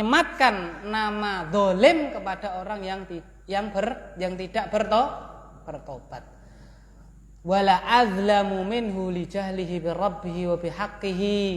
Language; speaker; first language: Indonesian; native; Indonesian